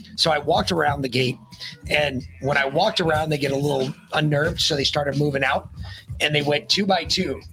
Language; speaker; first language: English; native; English